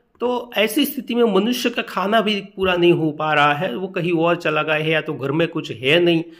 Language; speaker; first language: Hindi; non-native, local second language; Gujarati